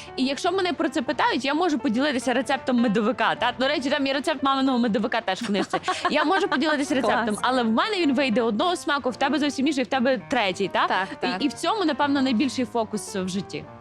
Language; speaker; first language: Ukrainian; native; Ukrainian